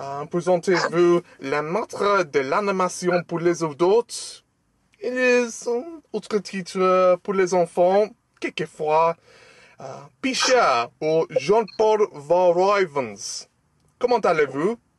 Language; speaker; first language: French; non-native, learner; English